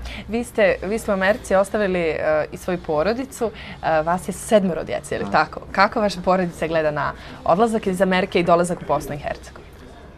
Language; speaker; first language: Serbian; native; Serbian